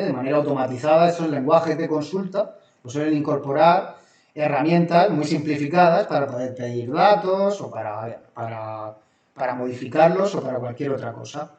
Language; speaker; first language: Spanish; native; Spanish